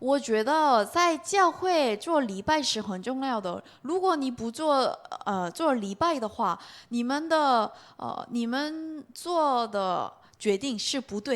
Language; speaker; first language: Chinese; non-native, learner; Korean